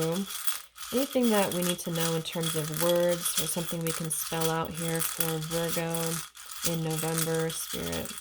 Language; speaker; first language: English; native; English